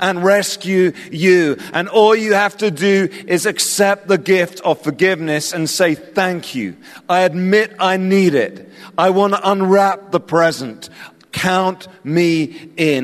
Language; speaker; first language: English; native; English